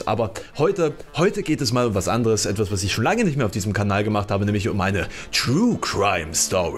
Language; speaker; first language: German; native; German